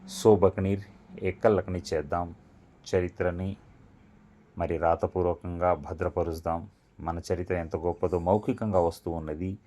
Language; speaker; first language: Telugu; non-native, local second language; Lambadi